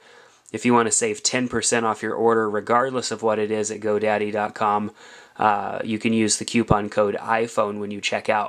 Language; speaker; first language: English; native; English